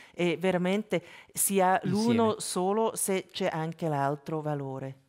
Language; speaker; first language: Italian; non-native, local second language; German